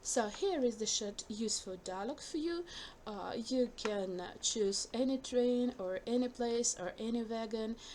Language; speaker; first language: English; non-native, fluent; Ukrainian